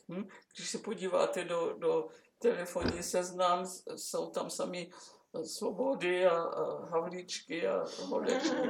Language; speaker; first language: Czech; non-native, local second language; German